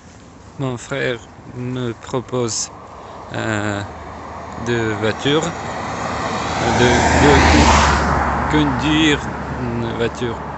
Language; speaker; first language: French; non-native, learner; Russian